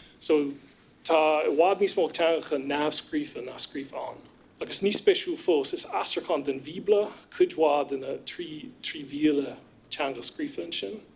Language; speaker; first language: Irish; non-native, fluent; English